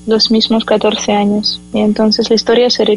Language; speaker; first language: Spanish; non-native, fluent; Ukrainian